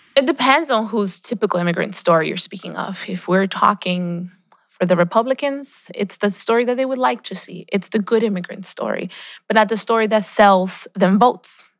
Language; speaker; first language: English; early bilingual, other home language; Spanish